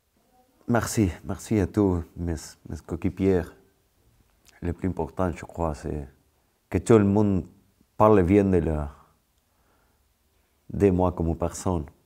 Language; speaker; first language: French; non-native, fluent; Spanish